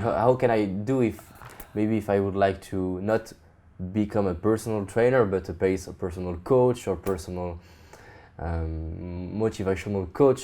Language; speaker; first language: English; non-native, fluent; French